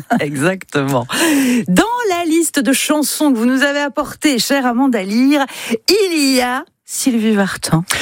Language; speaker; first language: French; native; French